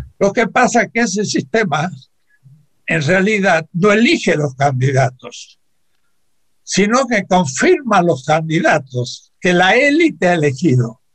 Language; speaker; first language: Spanish; native; Spanish